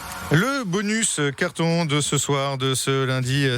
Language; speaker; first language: French; native; French